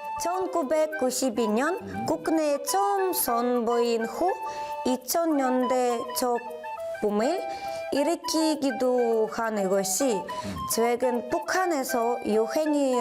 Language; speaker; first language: Korean; non-native, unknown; Ukrainian